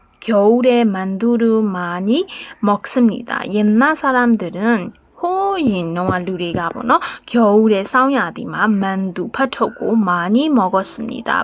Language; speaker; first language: Korean; non-native, learner; Burmese